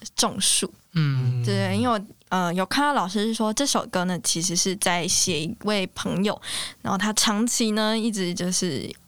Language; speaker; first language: Chinese; native; Chinese